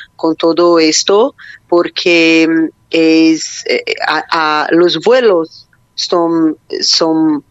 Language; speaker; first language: Spanish; non-native, learner; Portuguese